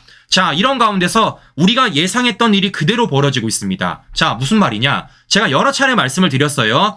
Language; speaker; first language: Korean; native; Korean